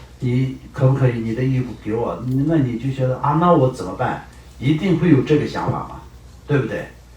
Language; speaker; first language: Chinese; non-native, local second language; Tibetan